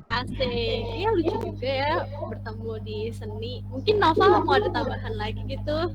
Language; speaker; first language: Indonesian; native; Indonesian